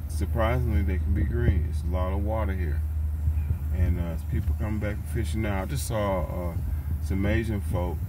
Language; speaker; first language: English; native; English